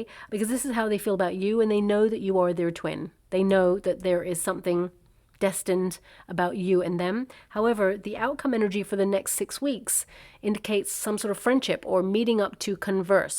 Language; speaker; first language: English; native; English